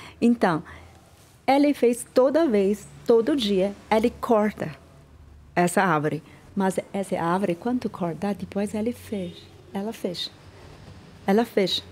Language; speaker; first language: Portuguese; non-native, learner; Chinese